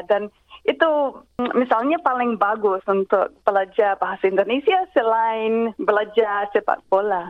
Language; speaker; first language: Indonesian; non-native, fluent; English